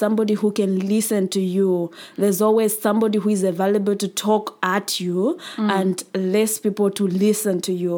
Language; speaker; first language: English; non-native, local second language; Nyanja